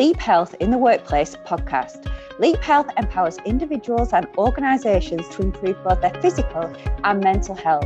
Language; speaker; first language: English; native; English